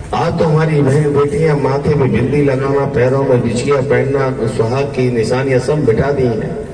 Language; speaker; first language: Hindi; native; Hindi